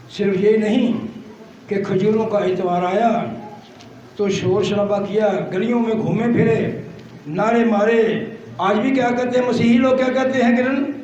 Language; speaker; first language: Urdu; non-native, local second language; Punjabi